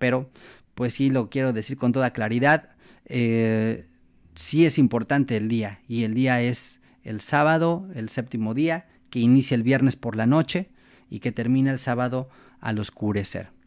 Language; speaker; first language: Spanish; native; Spanish